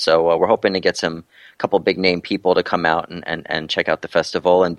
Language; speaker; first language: English; native; English